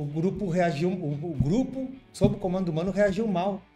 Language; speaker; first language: Portuguese; native; Portuguese